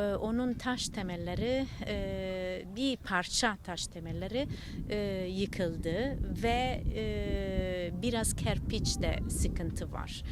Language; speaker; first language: Turkish; non-native, learner; Italian